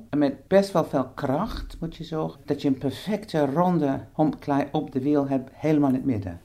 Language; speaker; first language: Dutch; non-native, fluent; English